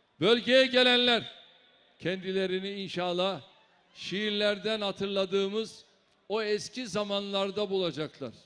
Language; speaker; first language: Turkish; native; Turkish